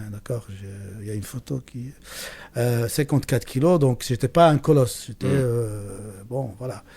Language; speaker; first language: French; non-native, local second language; Arabic